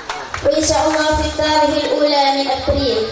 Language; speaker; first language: Arabic; non-native, learner; Indonesian